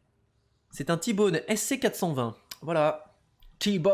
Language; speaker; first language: French; native; French